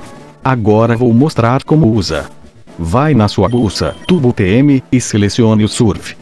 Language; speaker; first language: Portuguese; native; Portuguese